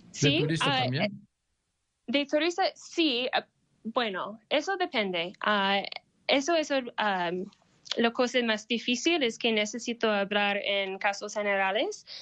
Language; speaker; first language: Spanish; non-native, learner; English